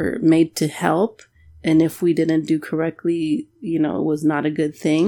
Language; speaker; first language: English; native; English